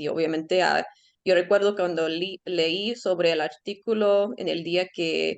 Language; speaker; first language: Spanish; early bilingual, heritage; Spanish